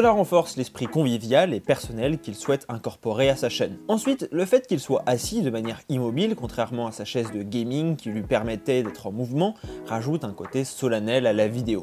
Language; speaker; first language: French; native; French